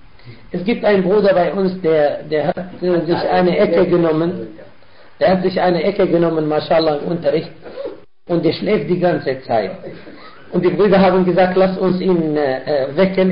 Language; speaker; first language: German; non-native, fluent; Arabic